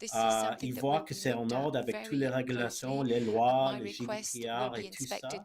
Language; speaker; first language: French; early bilingual, heritage; English